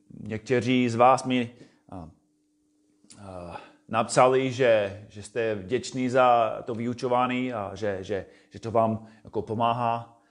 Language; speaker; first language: Czech; non-native, fluent; English